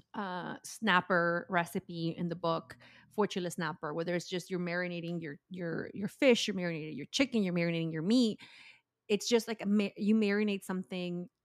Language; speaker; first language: English; early bilingual, other home language; Spanish